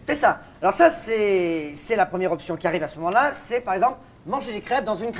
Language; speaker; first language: French; native; French